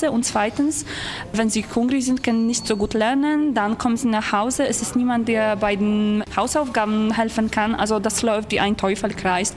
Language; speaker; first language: German; non-native, fluent; Polish